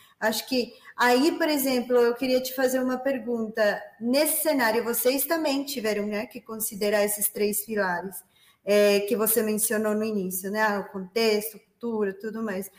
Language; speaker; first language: Portuguese; non-native, fluent; Spanish